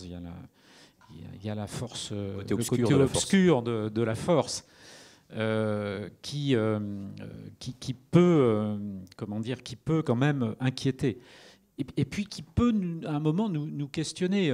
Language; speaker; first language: French; native; French